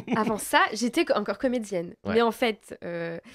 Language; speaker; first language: French; native; French